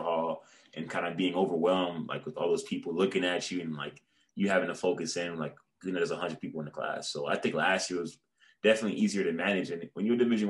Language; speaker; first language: English; native; English